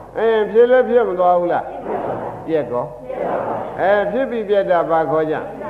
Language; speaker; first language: Burmese; native; Burmese